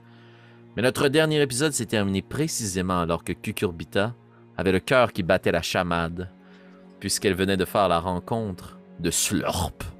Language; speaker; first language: French; native; French